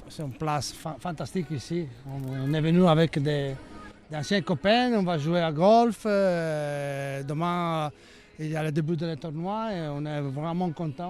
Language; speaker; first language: French; non-native, learner; Italian